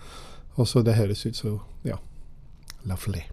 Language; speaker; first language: Norwegian; non-native, fluent; English